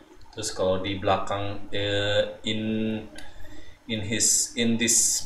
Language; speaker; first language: English; non-native, learner; Indonesian